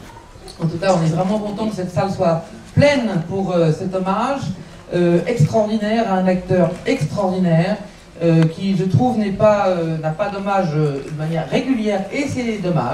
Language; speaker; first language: French; native; French